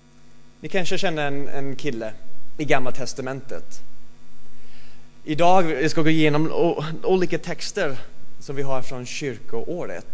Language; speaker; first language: Swedish; non-native, fluent; English